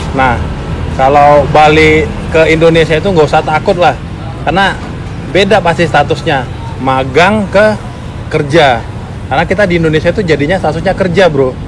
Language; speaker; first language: Indonesian; native; Indonesian